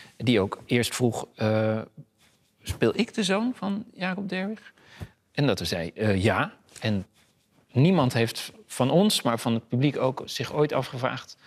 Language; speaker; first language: Dutch; native; Dutch